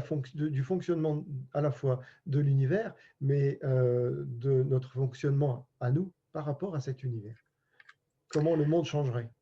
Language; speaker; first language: French; native; French